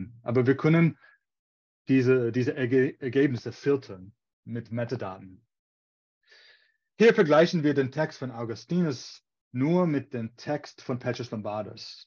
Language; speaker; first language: German; non-native, fluent; English